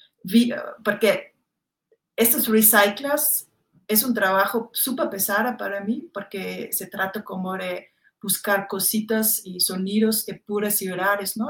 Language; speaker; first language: Spanish; non-native, fluent; German